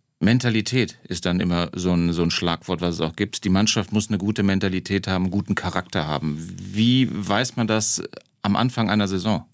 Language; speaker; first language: German; native; German